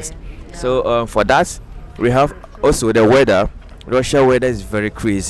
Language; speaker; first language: English; native; English